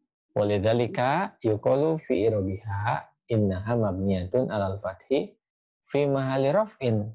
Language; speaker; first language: Arabic; non-native, fluent; Indonesian